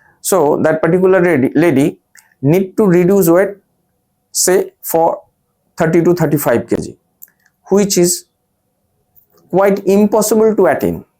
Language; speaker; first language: English; non-native, local second language; Bangla